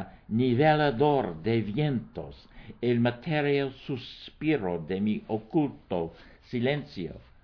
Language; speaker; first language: Spanish; non-native, fluent; English